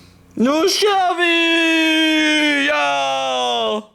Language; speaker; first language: Danish; native; Danish